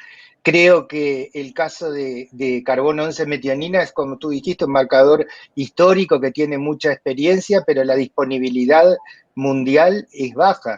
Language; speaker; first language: Spanish; native; Spanish